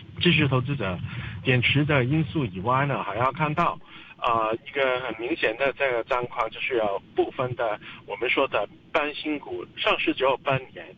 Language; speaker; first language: Chinese; non-native, local second language; Cantonese